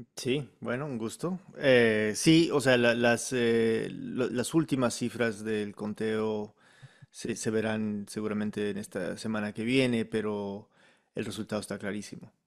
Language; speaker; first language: Spanish; early bilingual, heritage; Spanish